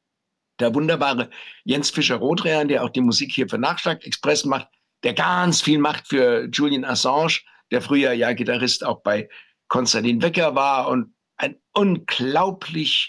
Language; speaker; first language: German; native; German